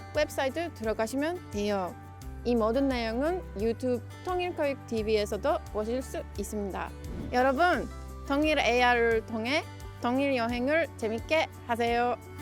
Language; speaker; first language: Korean; non-native, fluent; Finnish